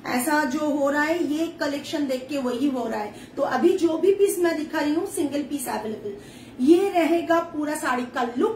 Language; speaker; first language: Hindi; non-native, local second language; Bangla